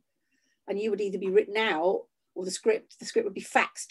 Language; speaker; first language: English; native; English